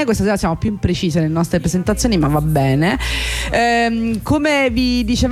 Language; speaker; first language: Italian; native; Italian